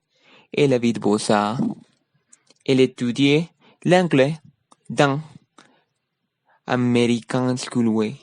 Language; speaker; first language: French; non-native, learner; Spanish